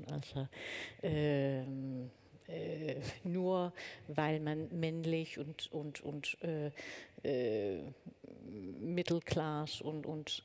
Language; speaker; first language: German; non-native, fluent; Danish